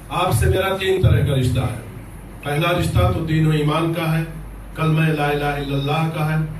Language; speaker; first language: Urdu; native; Urdu